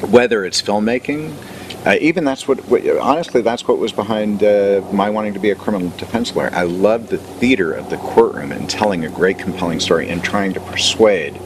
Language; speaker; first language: English; native; English